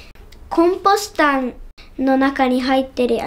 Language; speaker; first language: Japanese; native; Japanese